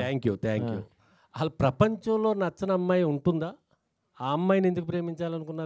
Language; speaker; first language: Telugu; native; Telugu